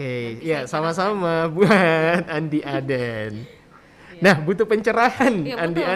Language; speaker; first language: Indonesian; native; Indonesian